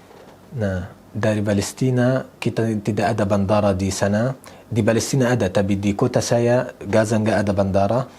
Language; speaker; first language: Indonesian; non-native, fluent; Arabic